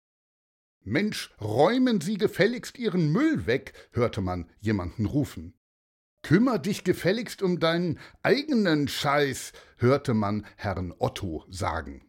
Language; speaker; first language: German; native; German